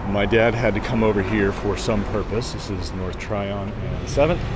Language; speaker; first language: English; native; English